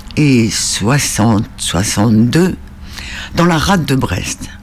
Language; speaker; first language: French; native; French